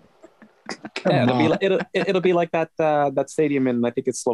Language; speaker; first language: English; native; English